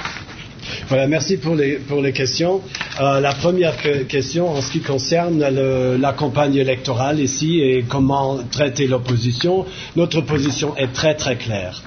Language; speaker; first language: French; non-native, fluent; German